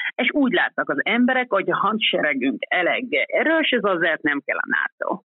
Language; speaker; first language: Hungarian; non-native, fluent; Finnish